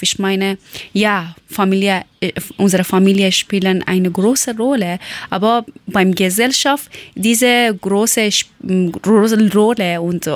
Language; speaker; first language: German; non-native, learner; Persian